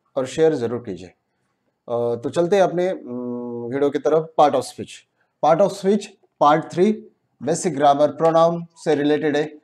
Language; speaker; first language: Hindi; non-native, local second language; Marathi